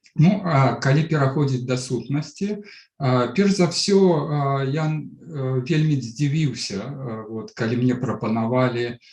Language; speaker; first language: Belarusian; non-native, local second language; Russian